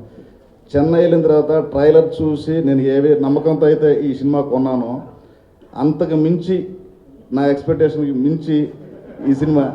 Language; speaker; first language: Telugu; native; Telugu